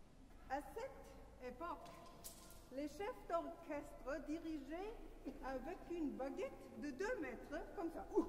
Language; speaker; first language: French; non-native, fluent; German